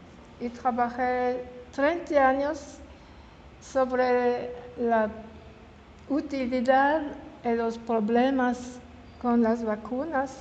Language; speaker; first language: Spanish; non-native, learner; French